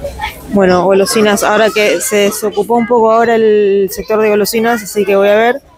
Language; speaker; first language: Spanish; native; Spanish